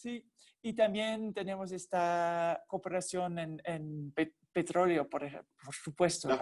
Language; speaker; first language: Spanish; non-native, fluent; Dutch